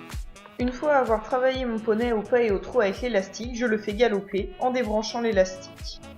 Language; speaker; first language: French; native; French